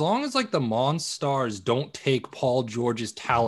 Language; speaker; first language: English; native; English